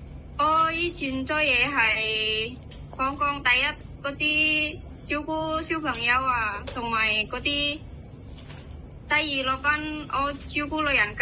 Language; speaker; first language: Cantonese; non-native, learner; Indonesian